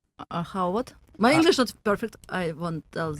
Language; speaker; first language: English; non-native, learner; Russian